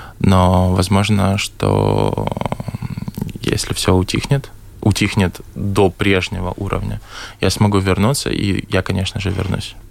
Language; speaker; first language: Russian; native; Russian